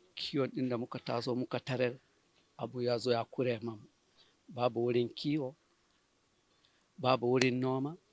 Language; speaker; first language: Hausa; non-native, local second language; Fula